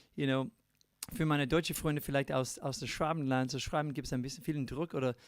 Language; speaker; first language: German; non-native, learner; English